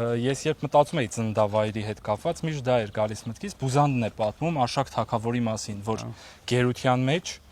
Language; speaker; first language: Armenian; native; Armenian